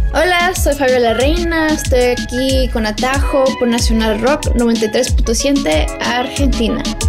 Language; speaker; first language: Spanish; early bilingual, heritage; Spanish